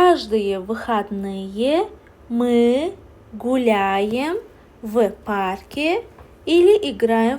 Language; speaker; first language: Russian; non-native, learner; Azerbaijani